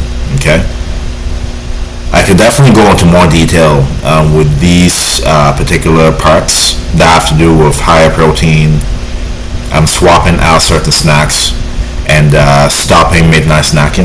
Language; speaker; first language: English; native; English